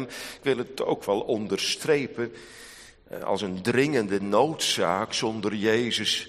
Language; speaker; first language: Dutch; native; Dutch